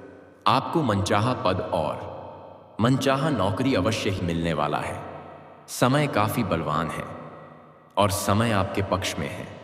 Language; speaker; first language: Hindi; native; Hindi